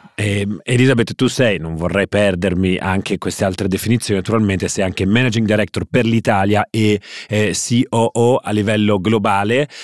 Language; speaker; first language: Italian; native; Italian